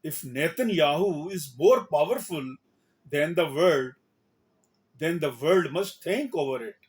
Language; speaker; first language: English; non-native, local second language; Urdu